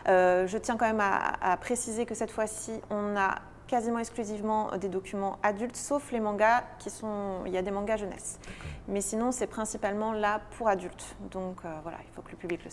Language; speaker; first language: French; native; French